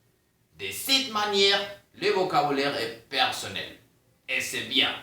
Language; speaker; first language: French; non-native, fluent; Spanish